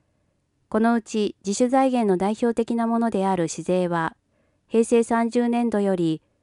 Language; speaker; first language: Japanese; native; Japanese